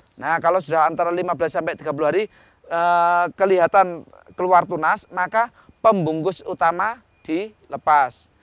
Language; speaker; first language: Indonesian; non-native, local second language; Javanese